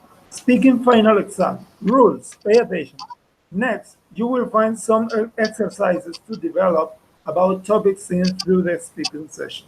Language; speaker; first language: English; non-native, fluent; Spanish